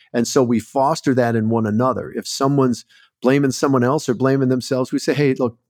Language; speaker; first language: English; native; English